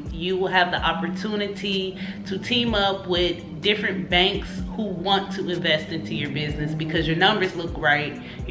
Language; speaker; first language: English; native; English